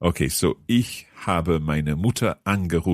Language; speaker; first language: German; non-native, learner; English